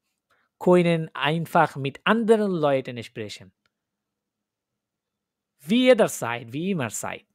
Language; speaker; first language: German; non-native, learner; Bangla